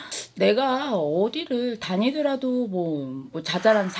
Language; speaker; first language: Korean; native; Korean